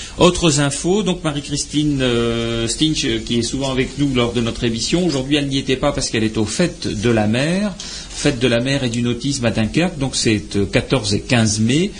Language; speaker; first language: French; native; French